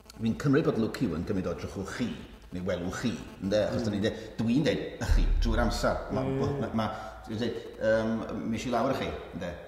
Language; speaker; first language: Welsh; native; Welsh